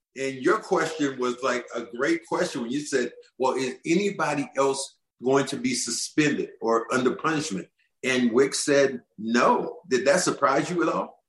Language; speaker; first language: English; native; English